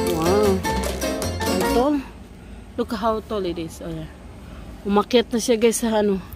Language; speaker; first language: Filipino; non-native, local second language; Cebuano